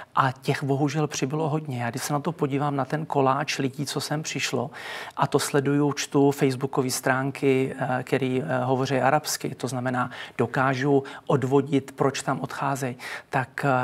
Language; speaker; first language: Czech; early bilingual, heritage; Czech